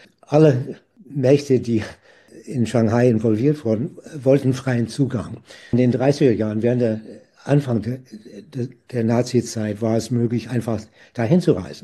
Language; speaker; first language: German; non-native, fluent; English